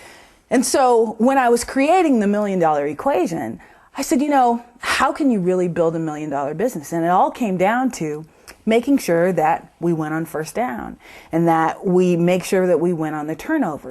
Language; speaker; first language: English; native; English